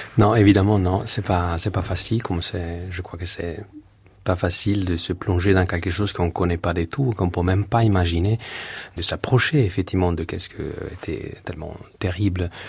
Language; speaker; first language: French; non-native, fluent; Italian